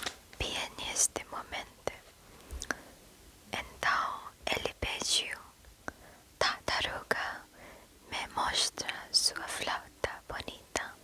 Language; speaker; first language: Portuguese; non-native, learner; English